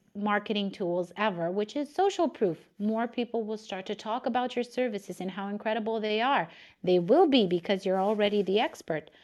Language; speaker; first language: English; non-native, fluent; Romanian